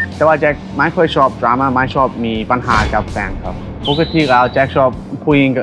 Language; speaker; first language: Thai; non-native, fluent; English